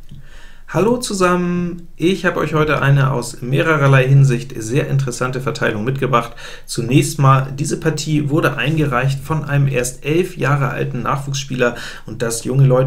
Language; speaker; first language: German; native; German